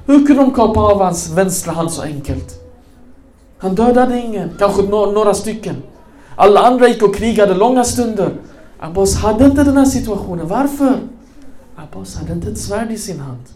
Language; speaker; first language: Swedish; early bilingual, other home language; Arabic